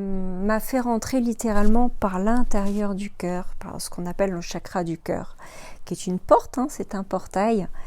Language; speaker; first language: French; native; French